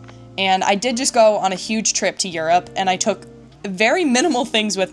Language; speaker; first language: English; native; English